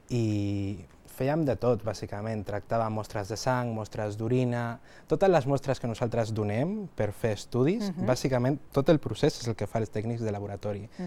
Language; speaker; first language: Catalan; non-native, local second language; Spanish